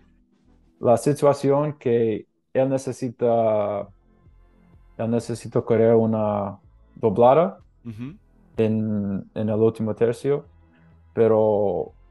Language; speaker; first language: Spanish; non-native, learner; English